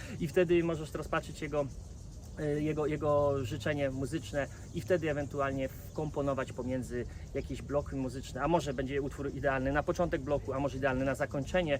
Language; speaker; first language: Polish; native; Polish